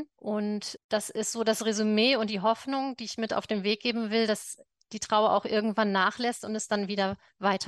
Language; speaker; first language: German; native; German